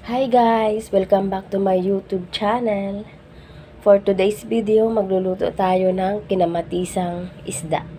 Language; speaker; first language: Filipino; non-native, local second language; Cebuano